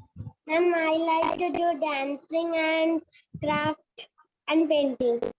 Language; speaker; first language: English; non-native, learner; Odia